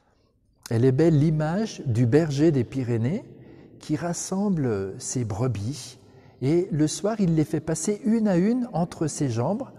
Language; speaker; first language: French; native; French